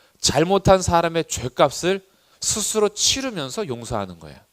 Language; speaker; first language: Korean; native; Korean